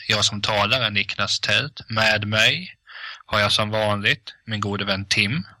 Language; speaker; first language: Swedish; native; Swedish